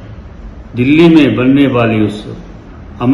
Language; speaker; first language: Hindi; native; Hindi